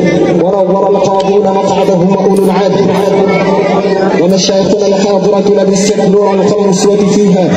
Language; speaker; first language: Arabic; non-native, learner; Bangla